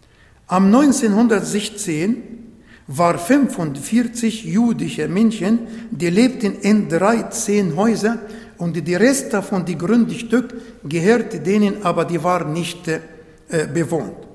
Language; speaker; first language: German; non-native, fluent; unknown